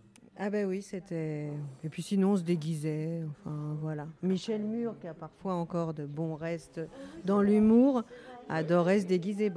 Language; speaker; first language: French; native; French